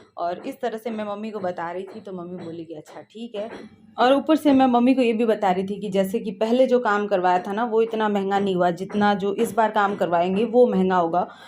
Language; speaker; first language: Hindi; native; Hindi